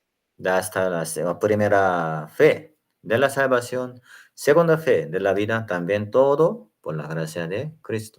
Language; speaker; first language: Spanish; non-native, learner; Korean